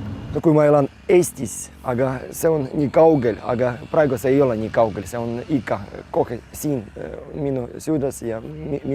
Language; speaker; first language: Estonian; non-native, learner; Ukrainian